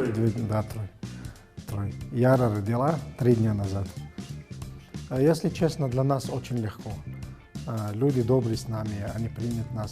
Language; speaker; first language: Russian; non-native, learner; Arabic